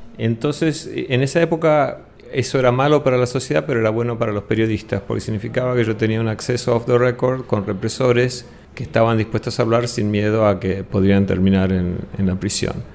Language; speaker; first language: Spanish; early bilingual, other home language; English